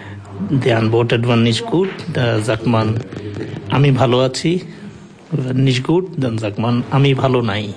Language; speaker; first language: German; non-native, learner; Bangla